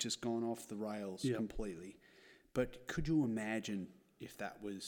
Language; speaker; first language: English; native; English